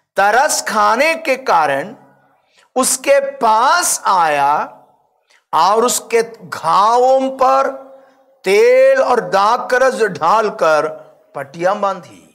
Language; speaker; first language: Hindi; non-native, local second language; Malayalam